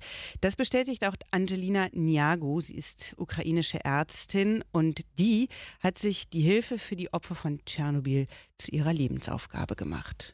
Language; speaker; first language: German; native; German